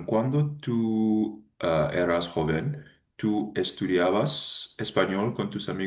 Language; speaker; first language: Spanish; non-native, learner; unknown